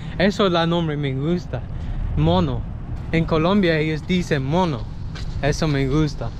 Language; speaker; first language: Spanish; non-native, learner; English